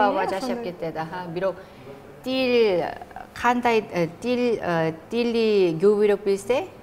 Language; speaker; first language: Kyrgyz; non-native, learner; Korean